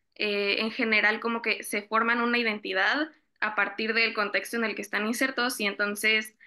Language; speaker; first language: Spanish; native; Spanish